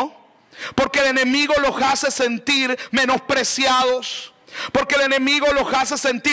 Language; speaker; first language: Spanish; native; Spanish